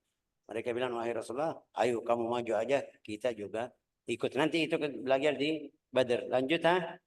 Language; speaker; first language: Indonesian; non-native, fluent; Arabic